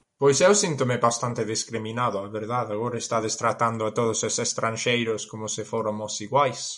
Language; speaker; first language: Galician; non-native, fluent; English